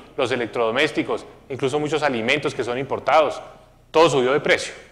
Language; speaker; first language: Spanish; native; Spanish